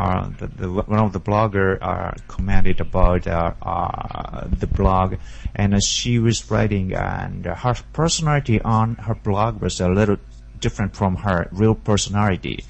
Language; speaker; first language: English; non-native, learner; Japanese